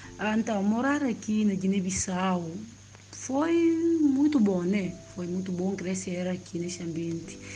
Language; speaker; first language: Portuguese; non-native, local second language; Upper Guinea Crioulo